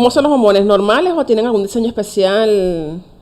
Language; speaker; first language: Spanish; native; Spanish